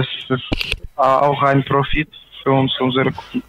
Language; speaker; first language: German; non-native, learner; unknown